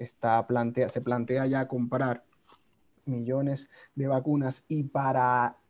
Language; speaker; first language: Spanish; native; Spanish